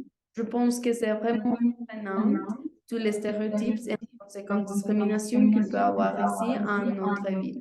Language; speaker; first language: French; non-native, learner; Spanish